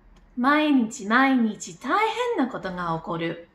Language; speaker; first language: Japanese; non-native, learner; English